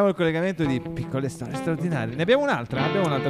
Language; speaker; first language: Italian; native; Italian